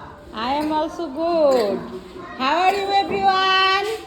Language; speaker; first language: English; non-native, local second language; Bangla